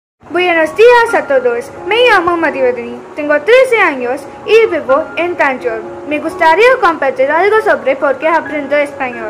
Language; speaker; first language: Spanish; non-native, learner; Tamil